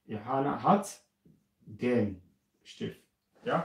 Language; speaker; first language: German; non-native, fluent; Amharic